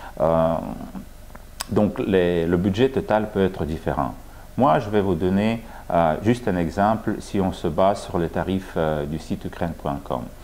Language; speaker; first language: French; non-native, fluent; Russian